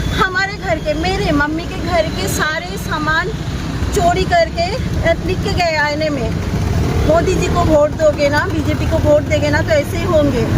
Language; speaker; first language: Hindi; non-native, local second language; Bangla